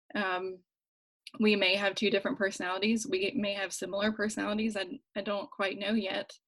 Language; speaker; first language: English; native; English